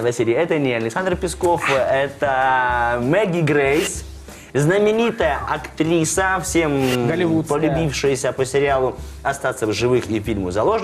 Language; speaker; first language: Russian; native; Russian